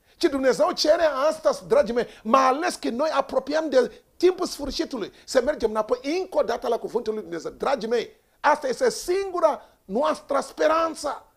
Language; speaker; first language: Romanian; non-native, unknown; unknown